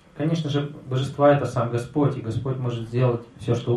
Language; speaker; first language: Russian; native; Russian